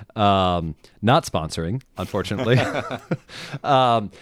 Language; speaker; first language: English; native; English